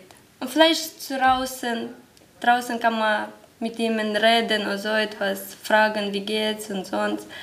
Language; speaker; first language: German; non-native, learner; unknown